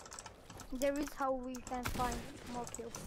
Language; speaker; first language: English; non-native, learner; Turkish